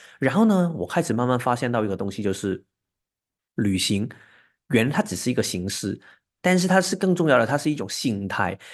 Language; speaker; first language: Chinese; non-native, local second language; Cantonese